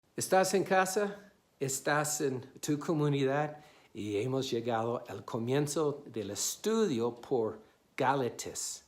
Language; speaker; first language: Spanish; non-native, fluent; English